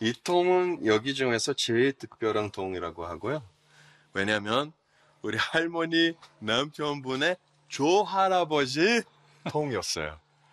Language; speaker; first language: Korean; non-native, fluent; Portuguese